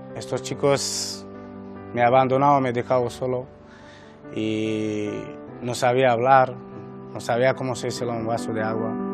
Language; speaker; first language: Spanish; non-native, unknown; Romanian